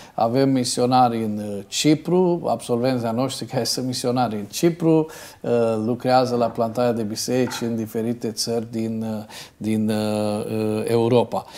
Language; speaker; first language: Romanian; native; Romanian